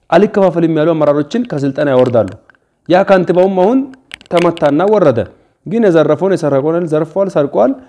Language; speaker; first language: Amharic; non-native, local second language; Hadiyya